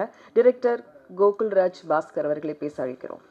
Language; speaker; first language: Tamil; native; Tamil